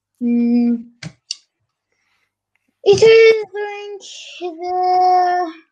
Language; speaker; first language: English; non-native, learner; Turkish